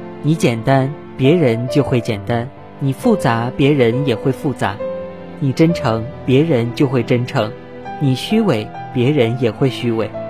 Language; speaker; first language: Chinese; native; Chinese